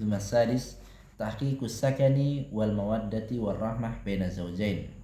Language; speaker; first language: Arabic; non-native, learner; Indonesian